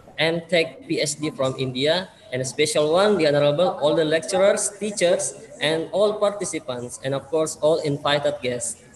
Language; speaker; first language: English; non-native, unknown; Indonesian